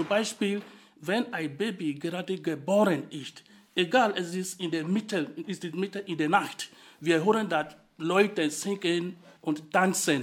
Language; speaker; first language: German; non-native, fluent; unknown